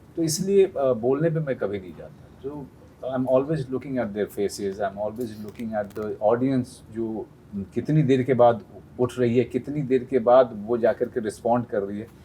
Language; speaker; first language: Hindi; native; Hindi